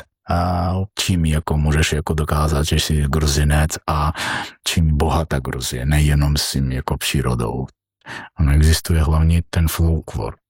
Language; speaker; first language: Czech; non-native, learner; Georgian